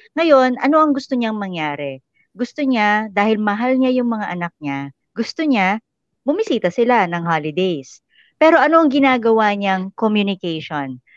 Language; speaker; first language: Filipino; native; Filipino